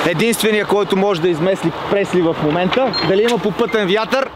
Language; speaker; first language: Bulgarian; native; Bulgarian